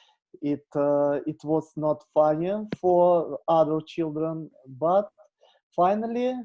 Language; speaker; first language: English; non-native, learner; Russian